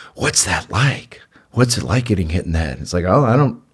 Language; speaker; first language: English; native; English